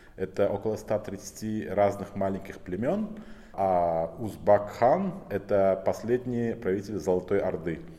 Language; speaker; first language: Russian; non-native, local second language; Tajik